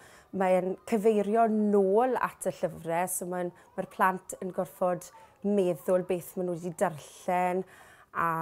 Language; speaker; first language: Welsh; native; Welsh